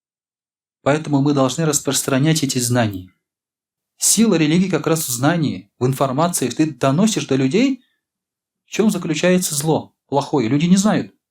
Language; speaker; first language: Russian; non-native, local second language; Tatar